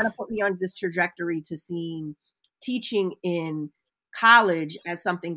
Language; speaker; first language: English; native; English